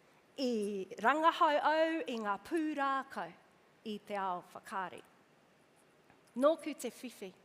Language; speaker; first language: Māori; non-native, local second language; English